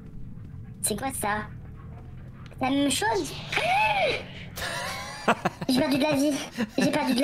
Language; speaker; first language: French; native; French